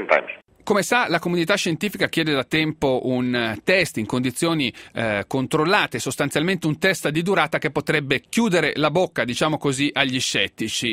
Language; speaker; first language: Italian; native; Italian